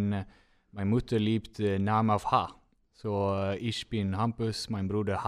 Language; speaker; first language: German; non-native, fluent; Swedish